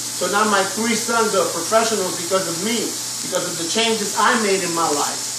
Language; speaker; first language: English; early bilingual, other home language; Spanish